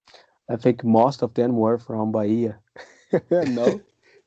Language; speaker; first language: English; non-native, fluent; Portuguese